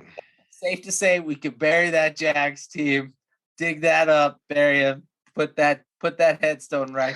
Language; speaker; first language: English; native; English